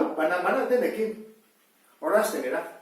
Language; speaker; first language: Basque; native; Basque